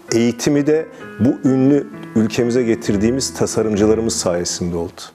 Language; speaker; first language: Turkish; native; Turkish